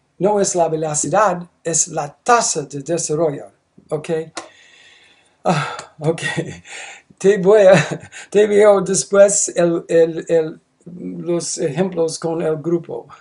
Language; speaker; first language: Spanish; non-native, learner; English